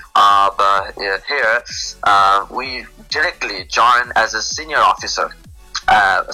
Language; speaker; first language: English; non-native, local second language; Bangla